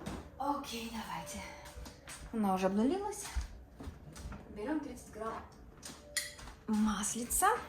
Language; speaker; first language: Russian; native; Russian